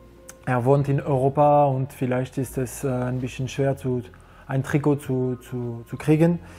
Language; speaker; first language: German; non-native, learner; French